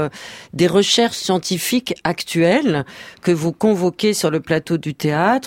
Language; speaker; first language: French; native; French